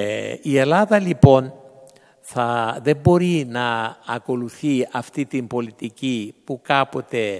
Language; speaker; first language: Greek; native; Greek